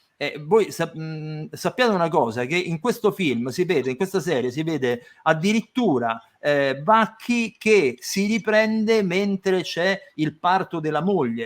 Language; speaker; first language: Italian; native; Italian